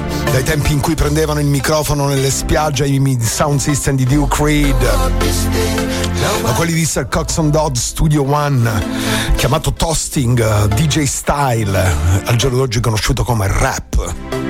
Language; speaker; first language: Italian; native; Italian